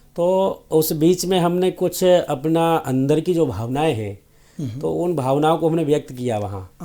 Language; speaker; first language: Hindi; native; Hindi